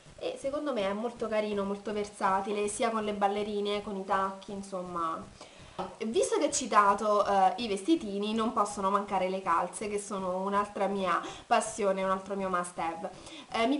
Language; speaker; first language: Italian; native; Italian